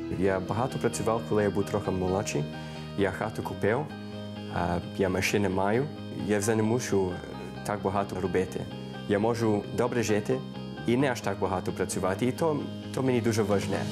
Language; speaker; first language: Ukrainian; early bilingual, heritage; Ukrainian